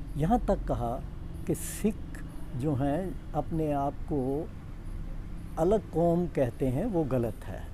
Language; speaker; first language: Hindi; non-native, local second language; Punjabi